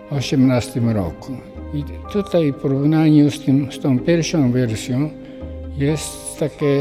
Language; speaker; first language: Polish; non-native, fluent; Japanese